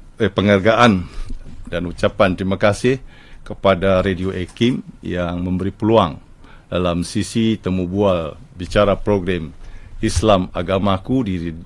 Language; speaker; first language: Malay; non-native, local second language; Central Dusun